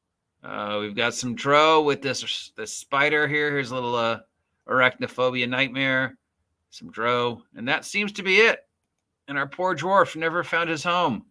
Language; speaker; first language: English; native; English